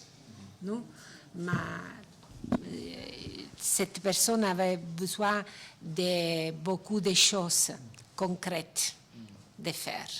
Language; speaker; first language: French; non-native, learner; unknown